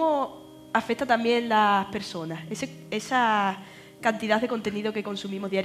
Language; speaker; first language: Spanish; native; Spanish